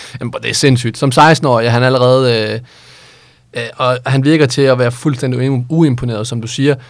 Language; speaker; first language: Danish; native; Danish